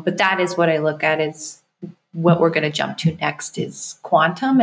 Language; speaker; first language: English; native; English